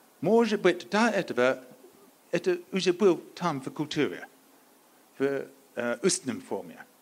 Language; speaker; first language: Russian; non-native, learner; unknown